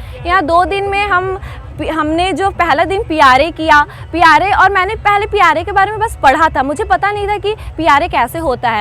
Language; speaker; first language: Hindi; native; Hindi